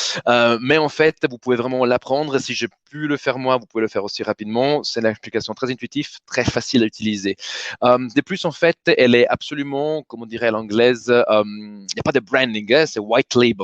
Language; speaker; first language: French; native; French